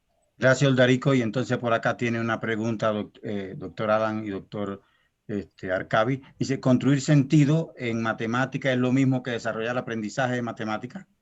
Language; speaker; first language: Spanish; native; Spanish